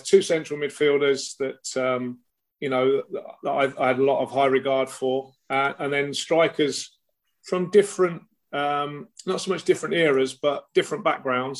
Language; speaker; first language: English; native; English